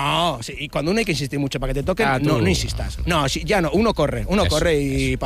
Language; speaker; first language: Spanish; native; Spanish